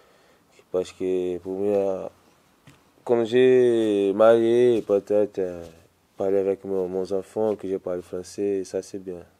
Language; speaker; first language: French; non-native, learner; Portuguese